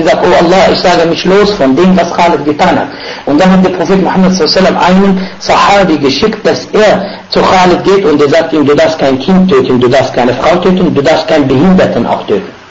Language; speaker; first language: German; non-native, fluent; Arabic